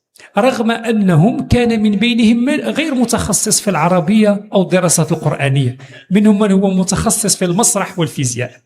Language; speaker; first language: Arabic; native; Arabic